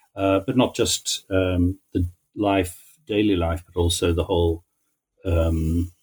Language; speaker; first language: English; native; English